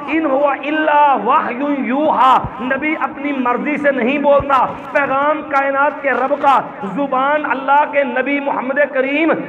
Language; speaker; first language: Urdu; non-native, local second language; Punjabi